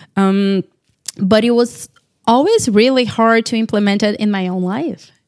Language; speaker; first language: English; non-native, fluent; Portuguese